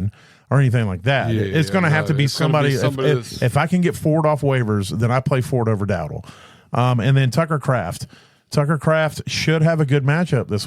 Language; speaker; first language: English; native; English